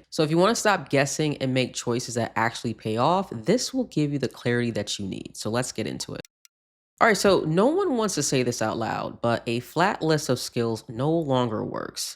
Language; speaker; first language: English; native; English